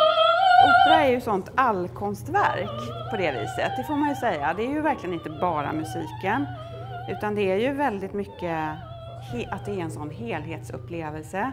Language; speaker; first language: Swedish; native; Swedish